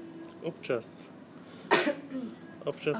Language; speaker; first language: Czech; non-native, learner; Turkish